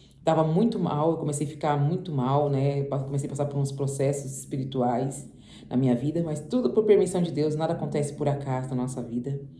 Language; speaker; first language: Portuguese; native; Portuguese